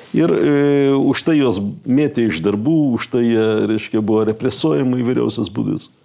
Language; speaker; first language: Lithuanian; native; Lithuanian